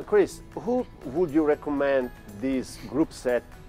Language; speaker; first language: English; non-native, fluent; Italian